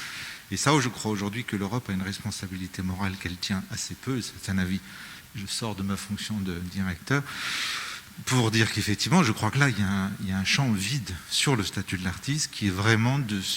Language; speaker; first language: French; native; French